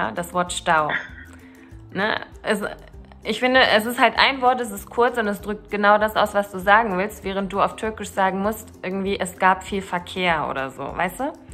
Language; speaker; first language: German; early bilingual, other home language; Turkish